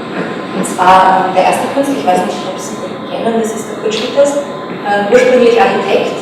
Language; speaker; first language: German; native; German